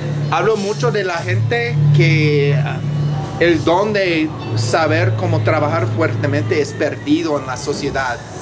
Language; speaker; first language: Spanish; non-native, learner; English